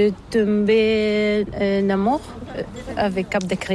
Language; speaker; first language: French; non-native, learner; Bulgarian